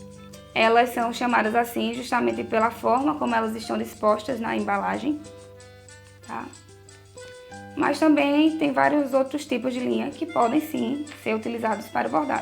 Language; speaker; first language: Portuguese; native; Portuguese